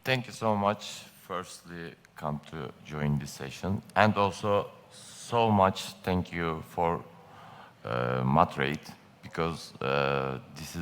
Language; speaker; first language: English; non-native, learner; Turkish